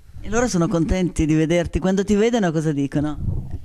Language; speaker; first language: Italian; native; Italian